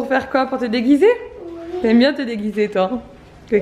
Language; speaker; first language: French; native; French